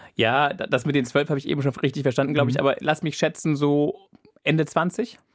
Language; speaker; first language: German; native; German